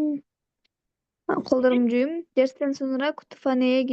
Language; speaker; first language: Turkish; non-native, learner; Kyrgyz